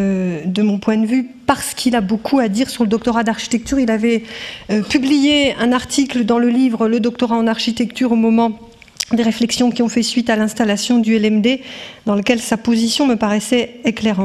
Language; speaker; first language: French; native; French